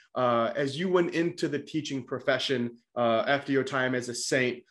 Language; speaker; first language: English; native; English